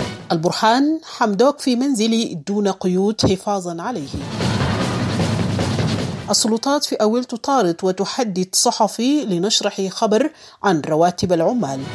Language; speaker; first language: Arabic; native; Arabic